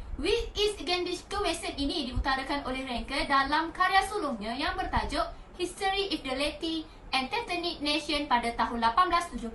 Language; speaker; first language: Malay; native; Malay